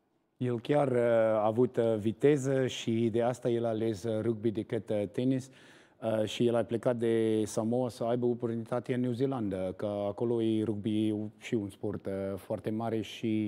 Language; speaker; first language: Romanian; non-native, learner; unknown